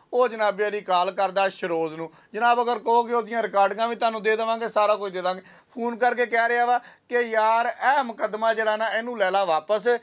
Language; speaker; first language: Punjabi; native; Punjabi